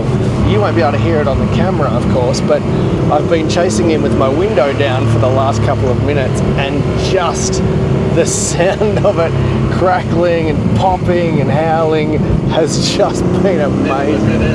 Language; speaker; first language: English; native; English